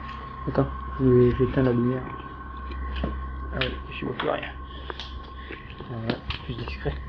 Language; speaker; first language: French; native; French